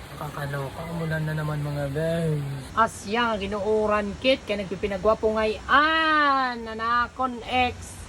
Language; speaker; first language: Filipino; non-native, local second language; Waray